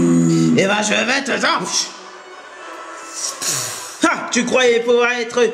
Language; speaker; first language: French; native; French